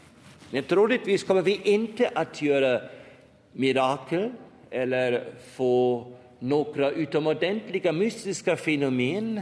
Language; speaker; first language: Swedish; non-native, fluent; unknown